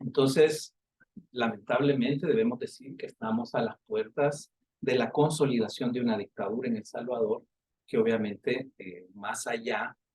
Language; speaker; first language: Spanish; native; Spanish